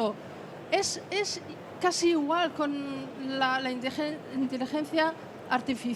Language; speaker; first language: Spanish; non-native, fluent; French